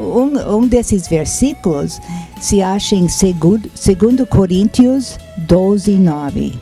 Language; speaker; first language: Portuguese; non-native, fluent; English